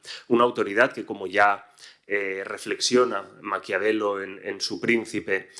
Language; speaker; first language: Spanish; native; Spanish